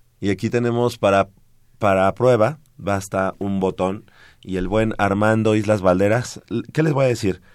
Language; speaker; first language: Spanish; native; Spanish